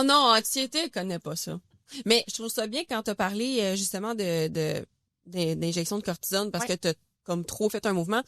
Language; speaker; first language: French; native; French